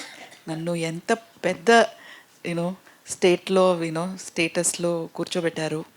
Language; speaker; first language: Telugu; non-native, fluent; Tamil